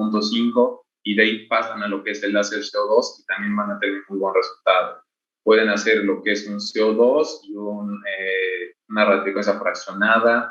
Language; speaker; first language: Spanish; native; Spanish